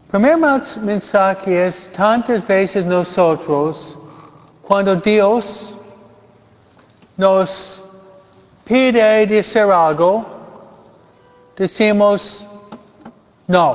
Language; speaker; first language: Spanish; non-native, fluent; English